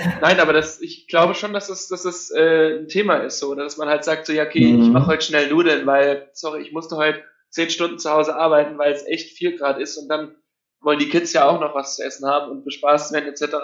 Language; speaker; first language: German; native; German